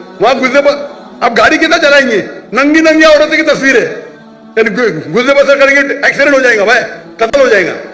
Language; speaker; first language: Urdu; non-native, local second language; Konkani